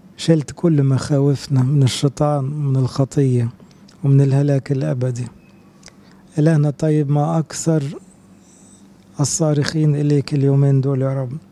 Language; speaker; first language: Arabic; native; Arabic